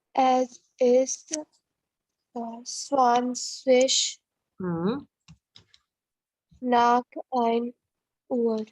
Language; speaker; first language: German; non-native, learner; Hindi